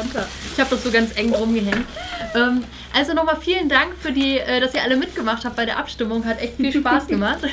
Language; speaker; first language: German; native; German